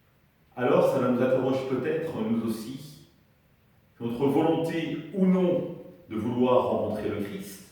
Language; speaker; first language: French; native; French